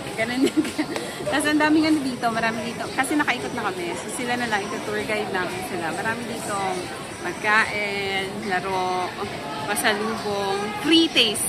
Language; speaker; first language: Filipino; native; Filipino